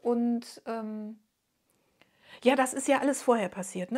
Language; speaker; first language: German; native; German